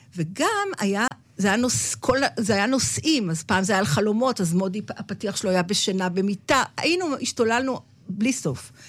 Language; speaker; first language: Hebrew; native; Hebrew